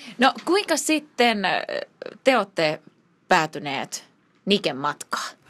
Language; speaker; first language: Finnish; native; Finnish